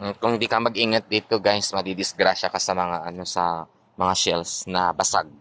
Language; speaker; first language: Filipino; non-native, local second language; Iloko